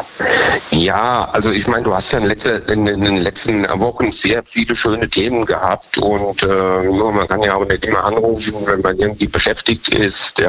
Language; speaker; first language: German; native; German